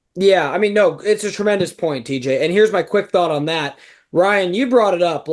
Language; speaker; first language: English; native; English